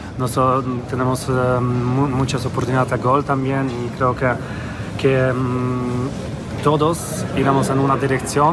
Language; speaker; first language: Spanish; non-native, fluent; Polish